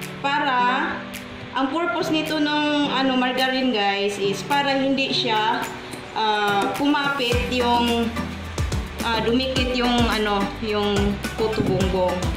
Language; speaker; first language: Filipino; non-native, local second language; Cebuano